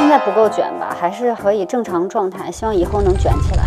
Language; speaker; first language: Chinese; native; Chinese